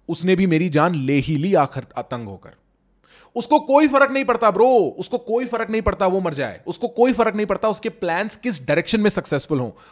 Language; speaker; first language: Hindi; native; Hindi